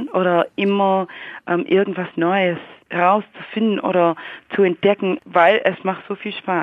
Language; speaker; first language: German; non-native, fluent; English